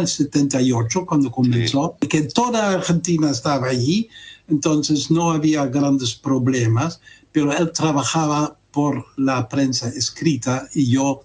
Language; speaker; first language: Spanish; non-native, fluent; Dutch